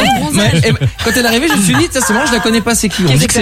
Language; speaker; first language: French; native; French